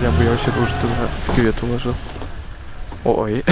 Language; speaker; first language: Russian; native; Russian